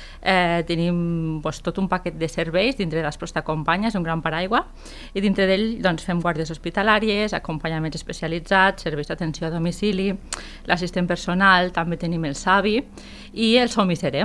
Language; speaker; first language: Catalan; native; Catalan